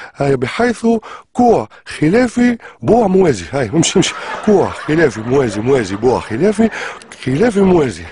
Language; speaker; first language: Arabic; native; Arabic